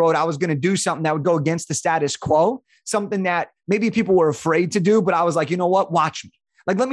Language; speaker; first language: English; native; English